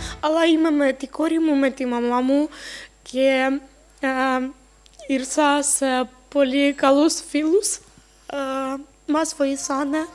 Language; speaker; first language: Greek; non-native, fluent; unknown